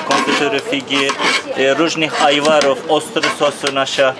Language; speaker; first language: Polish; non-native, learner; Turkish